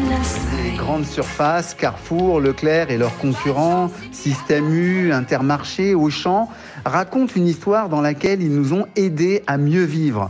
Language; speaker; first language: French; native; French